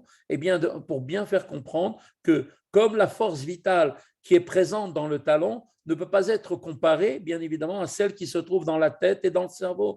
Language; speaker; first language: French; native; French